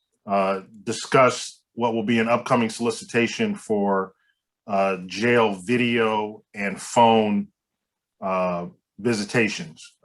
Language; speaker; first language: English; native; English